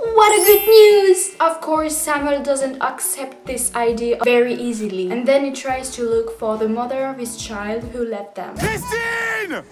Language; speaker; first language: English; non-native, fluent; French